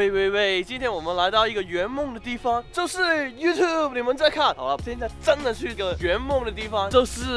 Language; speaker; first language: Chinese; non-native, local second language; Cantonese